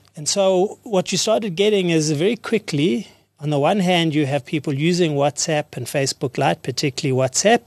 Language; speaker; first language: English; native; English